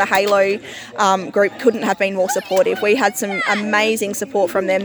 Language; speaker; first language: English; native; English